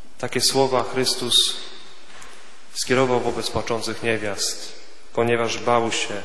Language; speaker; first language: Polish; native; Polish